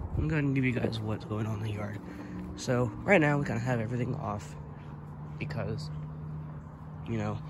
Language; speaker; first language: English; native; English